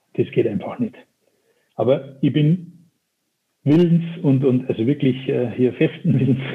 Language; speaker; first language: German; native; German